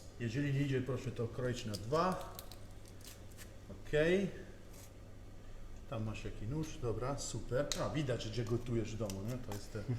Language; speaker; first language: Polish; non-native, learner; Italian